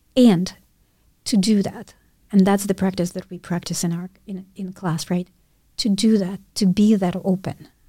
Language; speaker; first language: English; non-native, fluent; Russian